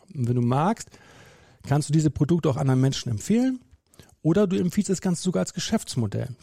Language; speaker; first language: German; native; German